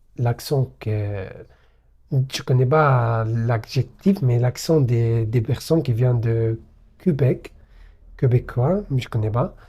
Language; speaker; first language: French; non-native, learner; Arabic